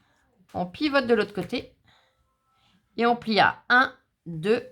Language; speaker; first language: French; native; French